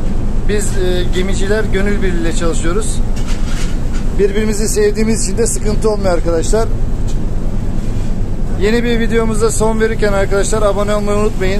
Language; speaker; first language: Turkish; native; Turkish